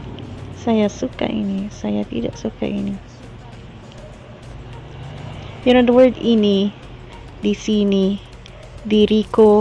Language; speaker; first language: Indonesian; non-native, learner; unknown